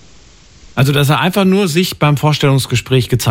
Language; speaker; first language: German; native; German